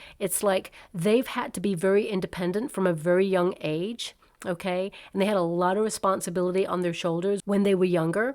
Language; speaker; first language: English; native; English